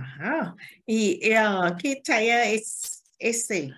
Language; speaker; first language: Spanish; non-native, learner; English